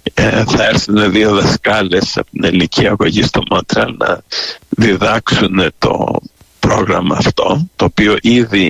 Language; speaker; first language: Greek; early bilingual, heritage; Greek